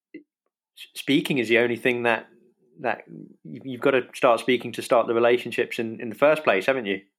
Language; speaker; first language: English; native; English